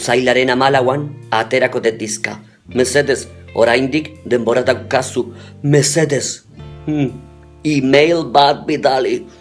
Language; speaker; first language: Basque; non-native, local second language; Spanish